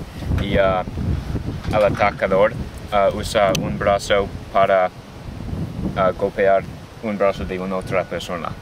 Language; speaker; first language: Spanish; non-native, learner; English